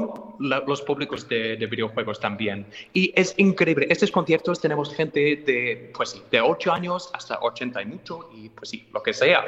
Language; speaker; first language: Spanish; non-native, fluent; English